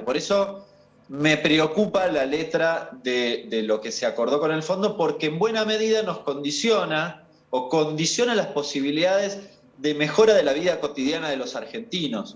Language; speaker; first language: Spanish; native; Spanish